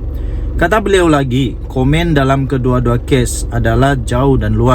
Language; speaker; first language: Malay; native; Malay